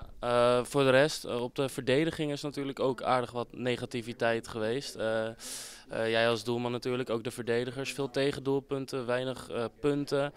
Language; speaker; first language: Dutch; native; Dutch